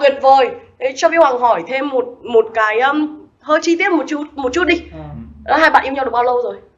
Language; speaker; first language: Vietnamese; native; Vietnamese